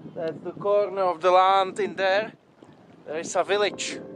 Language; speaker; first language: English; non-native, fluent; Czech